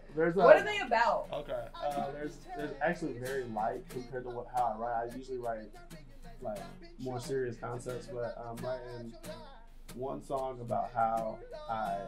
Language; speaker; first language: English; native; English